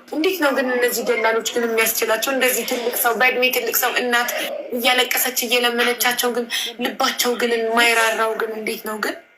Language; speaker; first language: Amharic; native; Amharic